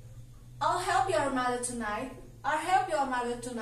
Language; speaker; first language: English; non-native, learner; Portuguese